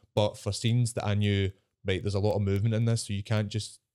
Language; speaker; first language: English; native; English